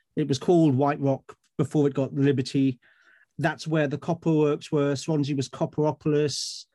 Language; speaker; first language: English; native; English